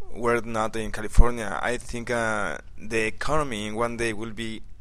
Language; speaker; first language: English; non-native, learner; Spanish